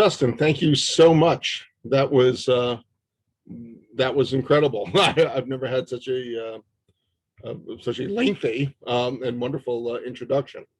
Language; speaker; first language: English; native; English